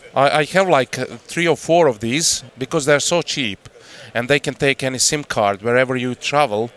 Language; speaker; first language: English; non-native, fluent; Croatian